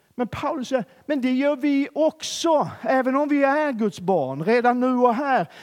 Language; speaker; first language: Swedish; native; Swedish